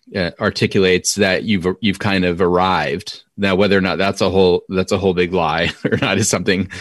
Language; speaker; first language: English; native; English